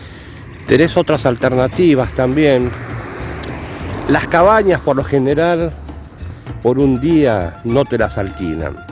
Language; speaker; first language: Spanish; native; Spanish